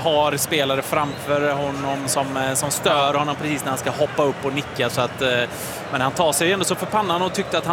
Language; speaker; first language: Swedish; native; Swedish